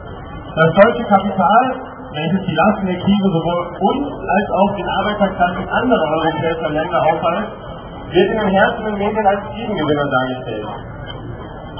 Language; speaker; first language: German; native; German